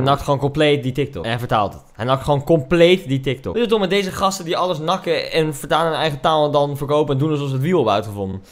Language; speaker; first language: Dutch; native; Dutch